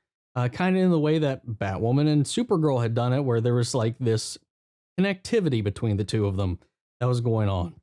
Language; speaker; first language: English; native; English